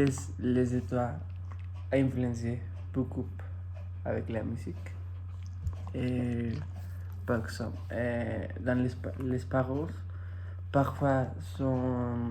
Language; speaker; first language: French; non-native, fluent; Spanish